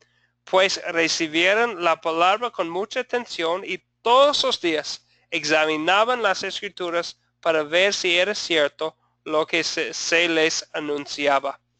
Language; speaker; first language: Spanish; non-native, fluent; English